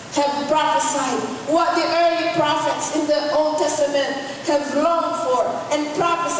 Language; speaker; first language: English; non-native, local second language; Filipino